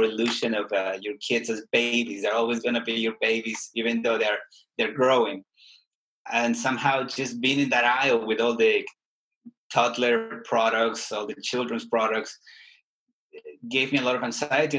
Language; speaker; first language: English; non-native, fluent; Spanish